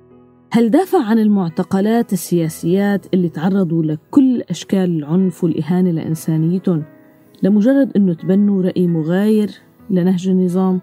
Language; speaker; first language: Arabic; native; Arabic